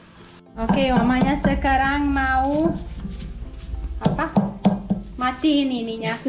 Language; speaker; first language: Indonesian; non-native, learner; Serbian